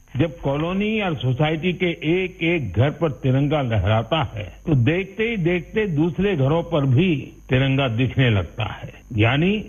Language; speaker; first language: Urdu; native; Urdu